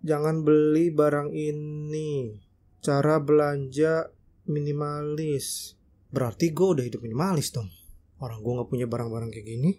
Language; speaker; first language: Indonesian; native; Indonesian